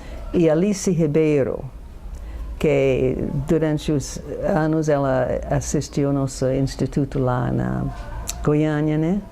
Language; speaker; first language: Portuguese; non-native, fluent; English